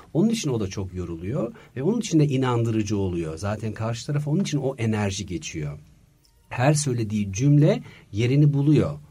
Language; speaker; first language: Turkish; early bilingual, heritage; Turkish